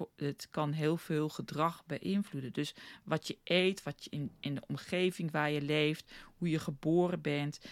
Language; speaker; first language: Dutch; early bilingual, heritage; Afrikaans